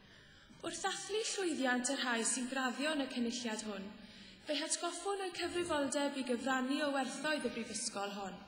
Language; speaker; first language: Welsh; native; Welsh